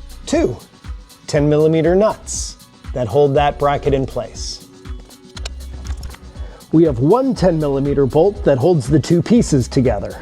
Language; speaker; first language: English; native; English